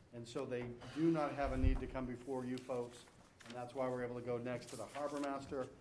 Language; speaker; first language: English; native; English